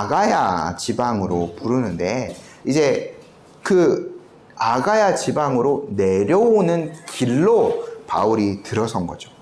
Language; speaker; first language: Korean; native; Korean